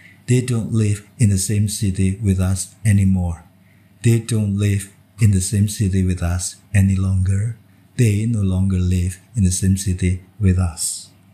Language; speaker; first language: English; non-native, fluent; Indonesian